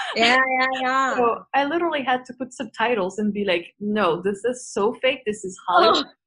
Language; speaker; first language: English; non-native, fluent; Vietnamese